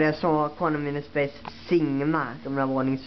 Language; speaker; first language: Swedish; native; Swedish